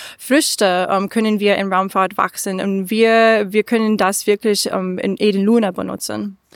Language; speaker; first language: German; non-native, learner; English